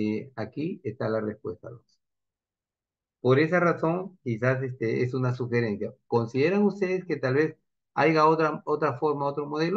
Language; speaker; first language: Spanish; native; Spanish